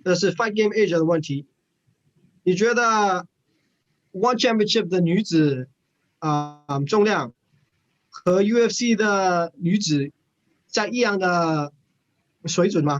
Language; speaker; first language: Chinese; non-native, learner; English